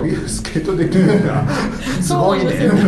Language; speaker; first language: Japanese; native; Japanese